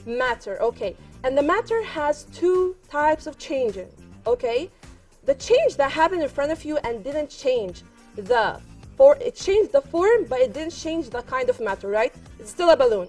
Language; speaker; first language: English; non-native, fluent; Arabic